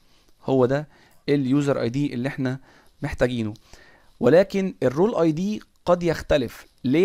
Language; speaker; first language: Arabic; native; Arabic